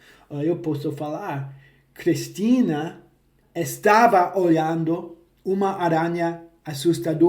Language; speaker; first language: Portuguese; non-native, fluent; English